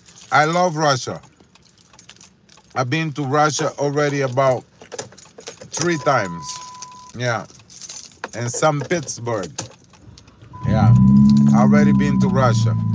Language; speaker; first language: English; non-native, fluent; Portuguese